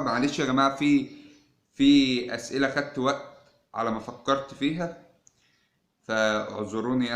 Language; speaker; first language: Arabic; native; Arabic